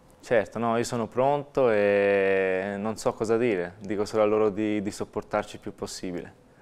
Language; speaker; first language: Italian; early bilingual, other home language; Albanian